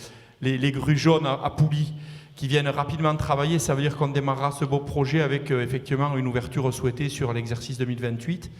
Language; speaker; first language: French; native; French